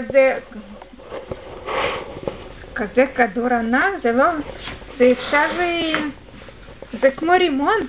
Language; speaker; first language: Hebrew; non-native, fluent; Russian